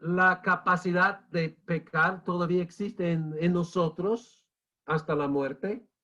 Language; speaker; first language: Spanish; non-native, fluent; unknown